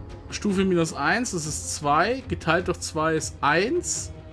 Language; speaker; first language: German; native; German